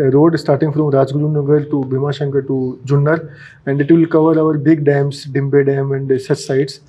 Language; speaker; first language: English; non-native, local second language; Marathi